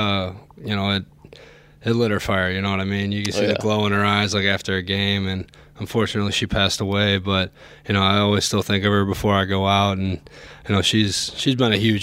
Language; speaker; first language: English; native; English